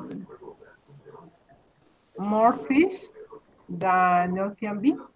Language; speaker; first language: English; non-native, learner; Spanish